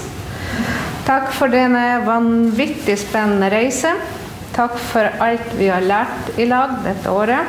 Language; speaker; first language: Norwegian; non-native, fluent; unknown